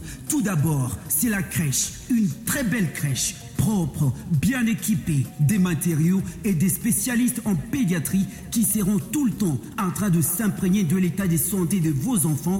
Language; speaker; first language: French; non-native, local second language; Swahili